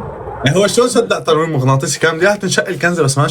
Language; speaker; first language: Arabic; native; Arabic